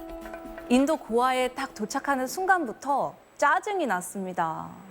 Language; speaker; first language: Korean; native; Korean